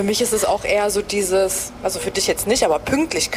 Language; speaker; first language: German; early bilingual, other home language; Greek